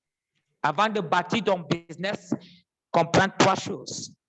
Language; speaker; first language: French; non-native, fluent; English